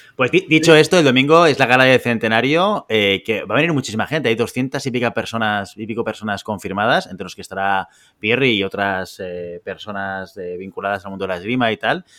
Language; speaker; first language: Spanish; native; Spanish